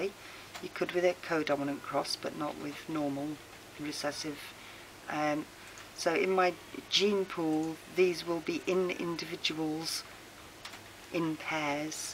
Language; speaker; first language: English; native; English